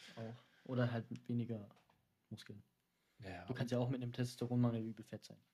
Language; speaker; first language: German; early bilingual, other home language; Dutch